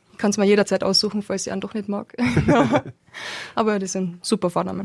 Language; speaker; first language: German; native; German